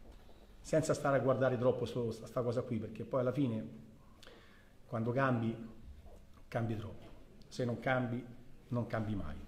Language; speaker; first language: Italian; native; Italian